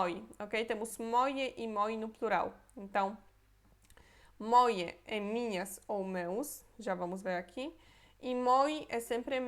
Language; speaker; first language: Portuguese; non-native, fluent; Polish